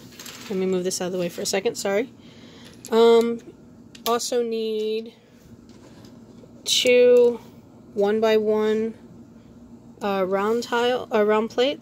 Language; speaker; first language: English; native; English